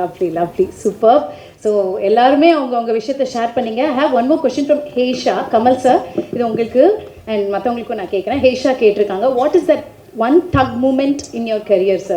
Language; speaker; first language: Tamil; native; Tamil